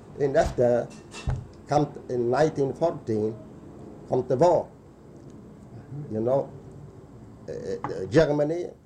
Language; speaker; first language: English; non-native, learner; Yiddish